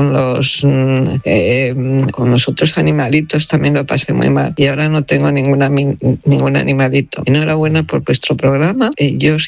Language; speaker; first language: Spanish; native; Spanish